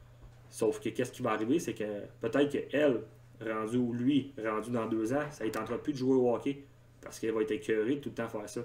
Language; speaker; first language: French; native; French